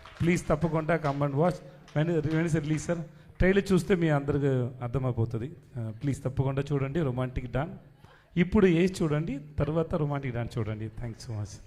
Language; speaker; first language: Telugu; non-native, learner; Tamil